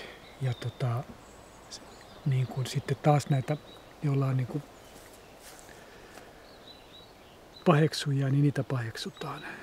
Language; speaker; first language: Finnish; native; Finnish